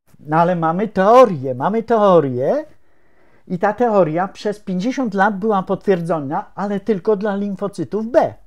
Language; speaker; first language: Polish; native; Polish